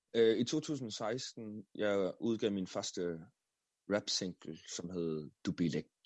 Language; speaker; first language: Danish; non-native, local second language; Kalaallisut